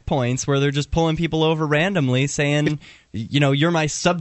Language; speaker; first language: English; native; English